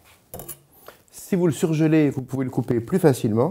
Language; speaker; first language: French; native; French